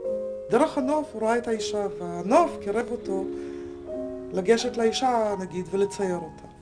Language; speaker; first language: Hebrew; native; Hebrew